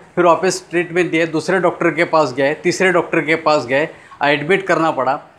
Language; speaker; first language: Hindi; non-native, local second language; Urdu